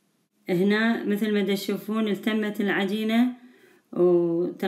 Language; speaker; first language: Arabic; native; Arabic